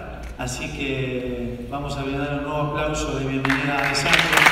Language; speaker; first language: Spanish; native; Spanish